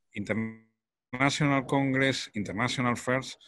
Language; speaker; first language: English; non-native, fluent; Spanish